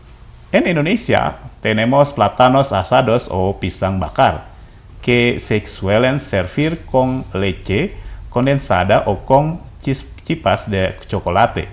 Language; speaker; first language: Spanish; non-native, fluent; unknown